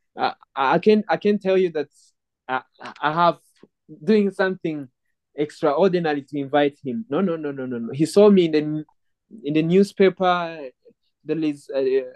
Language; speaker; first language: English; non-native, local second language; Kinyarwanda